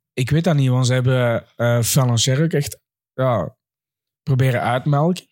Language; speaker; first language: Dutch; native; Dutch